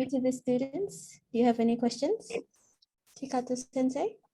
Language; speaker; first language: English; non-native, fluent; Indonesian